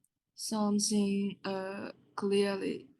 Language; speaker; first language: English; non-native, learner; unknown